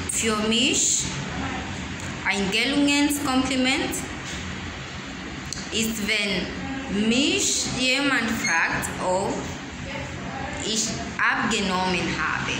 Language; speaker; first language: German; non-native, learner; English